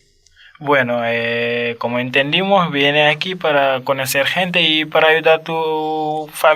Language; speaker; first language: Spanish; non-native, learner; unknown